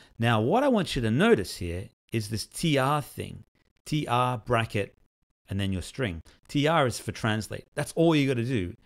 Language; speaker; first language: English; native; English